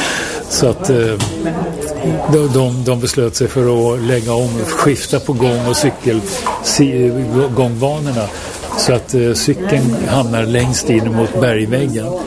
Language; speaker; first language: Swedish; native; Swedish